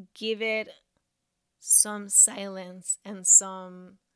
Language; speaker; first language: English; non-native, fluent; Spanish